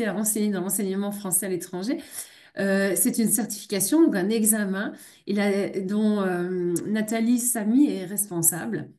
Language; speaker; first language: French; native; French